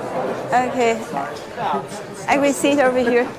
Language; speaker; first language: English; non-native, learner; Vietnamese